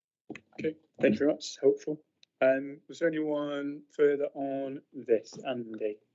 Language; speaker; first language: English; native; English